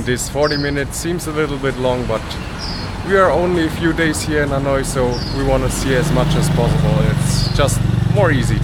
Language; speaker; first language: English; non-native, fluent; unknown